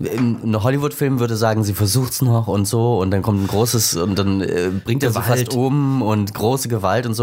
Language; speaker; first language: German; native; German